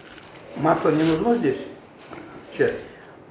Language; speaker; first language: Russian; native; Russian